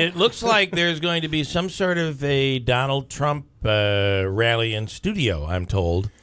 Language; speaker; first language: English; native; English